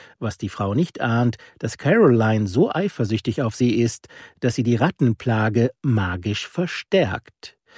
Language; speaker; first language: German; native; German